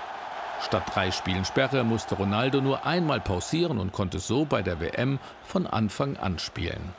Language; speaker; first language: German; native; German